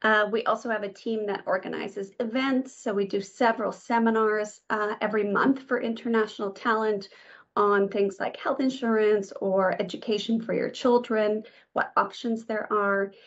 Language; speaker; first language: English; native; English